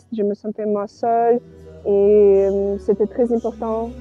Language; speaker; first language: French; non-native, fluent; Ukrainian